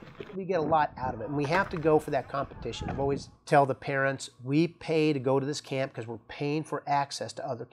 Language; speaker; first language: English; native; English